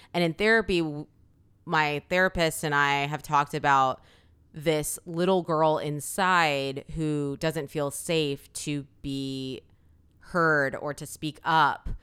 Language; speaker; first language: English; early bilingual, other home language; Korean